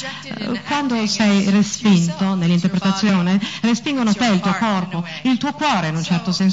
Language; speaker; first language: Italian; native; Italian